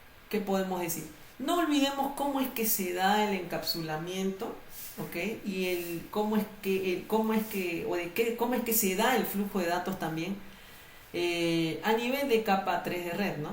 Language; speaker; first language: Spanish; native; Spanish